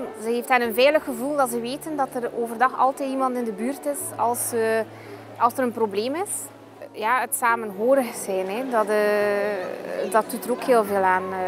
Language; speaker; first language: Dutch; native; Dutch